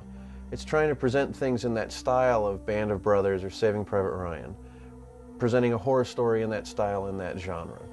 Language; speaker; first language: English; native; English